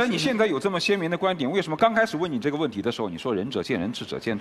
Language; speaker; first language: Chinese; native; Chinese